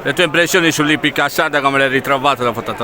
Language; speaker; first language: Italian; native; Italian